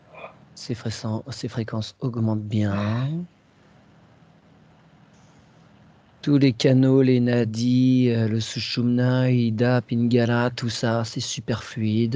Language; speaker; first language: French; native; French